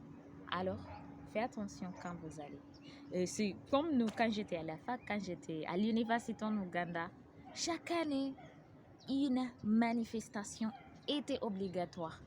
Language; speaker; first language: French; non-native, learner; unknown